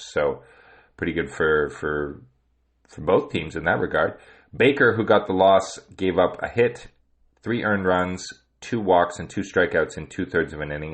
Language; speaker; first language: English; native; English